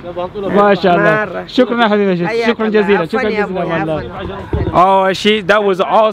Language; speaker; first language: Arabic; non-native, learner; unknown